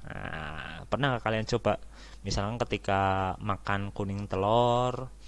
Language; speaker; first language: Indonesian; native; Indonesian